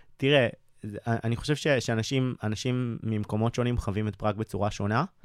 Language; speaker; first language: Hebrew; native; Hebrew